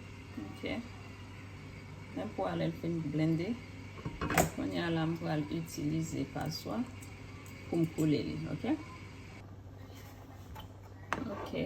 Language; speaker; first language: French; non-native, learner; Haitian Creole